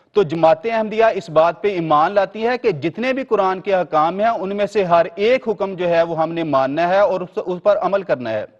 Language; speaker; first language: Urdu; native; Urdu